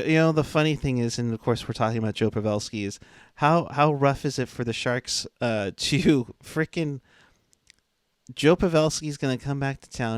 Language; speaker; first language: English; native; English